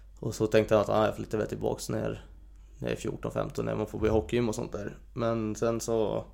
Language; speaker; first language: Swedish; non-native, fluent; Hungarian